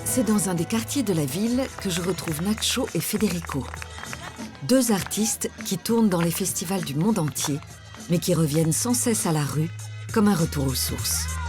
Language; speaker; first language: French; native; French